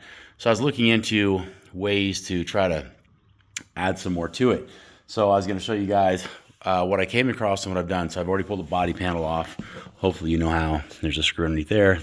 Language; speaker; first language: English; native; English